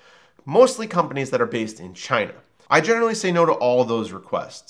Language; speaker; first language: English; native; English